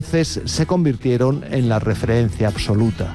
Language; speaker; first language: Spanish; native; Spanish